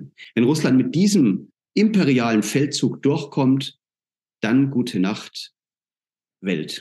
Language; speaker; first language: German; native; German